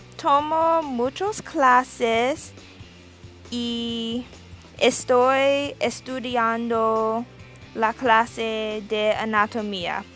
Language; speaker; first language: Spanish; non-native, learner; English